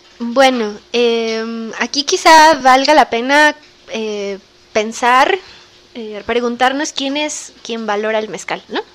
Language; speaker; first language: Spanish; native; Spanish